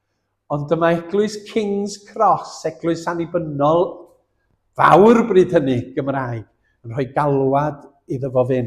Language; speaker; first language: Welsh; native; Welsh